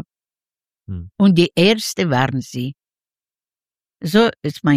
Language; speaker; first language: German; non-native, learner; Ukrainian